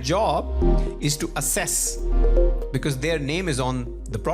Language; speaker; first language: English; non-native, local second language; Punjabi